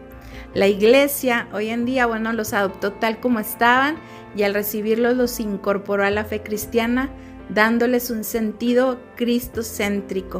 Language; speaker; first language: Spanish; native; Spanish